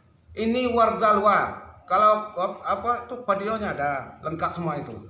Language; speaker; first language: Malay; non-native, local second language; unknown